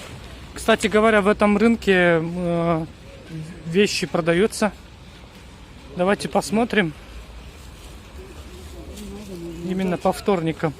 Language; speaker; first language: Russian; non-native, local second language; Kyrgyz